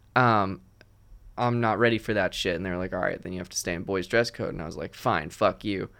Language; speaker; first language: English; native; English